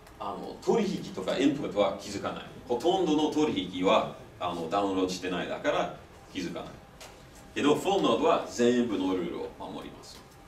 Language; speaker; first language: Japanese; non-native, fluent; English